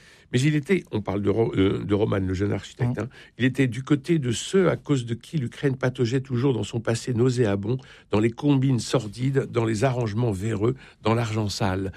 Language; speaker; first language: French; native; French